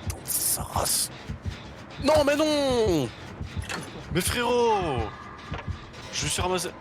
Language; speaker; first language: French; native; French